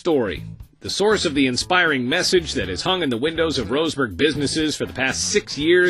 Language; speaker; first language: English; native; English